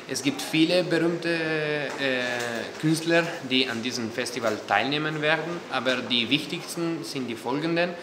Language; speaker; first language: German; non-native, fluent; Italian